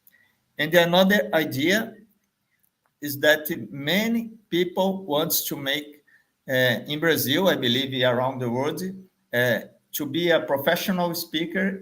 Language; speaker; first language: English; non-native, fluent; Portuguese